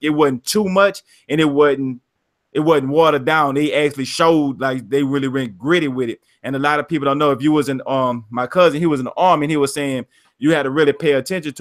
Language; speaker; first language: English; native; English